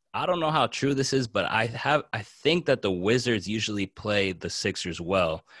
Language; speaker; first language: English; native; English